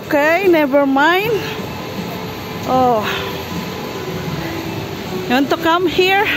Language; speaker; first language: English; non-native, learner; Filipino